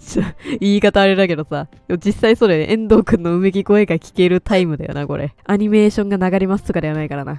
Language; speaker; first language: Japanese; native; Japanese